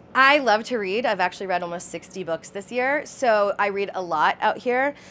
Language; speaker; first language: English; native; English